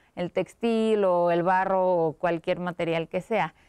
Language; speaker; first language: Spanish; native; Spanish